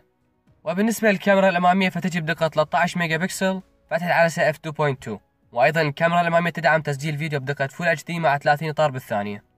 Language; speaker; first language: Arabic; native; Arabic